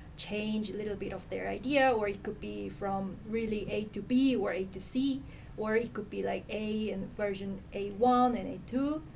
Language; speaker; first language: English; non-native, fluent; Korean